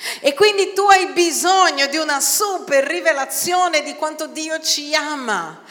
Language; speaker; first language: Italian; non-native, fluent; Portuguese